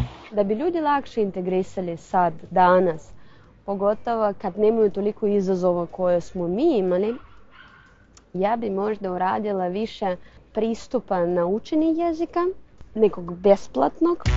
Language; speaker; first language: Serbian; non-native, fluent; Russian